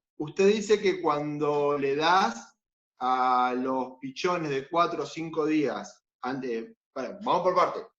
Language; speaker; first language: Spanish; native; Spanish